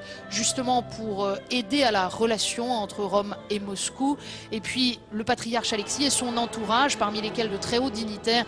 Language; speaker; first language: French; native; French